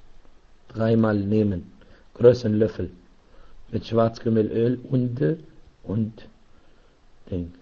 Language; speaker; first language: German; non-native, fluent; Arabic